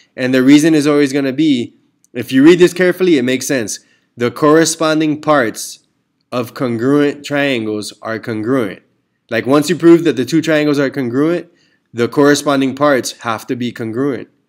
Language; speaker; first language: English; early bilingual, other home language; Spanish